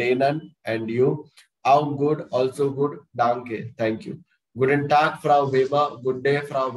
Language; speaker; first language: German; non-native, learner; Hindi